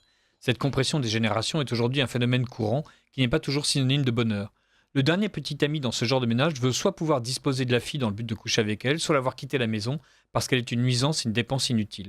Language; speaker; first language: French; native; French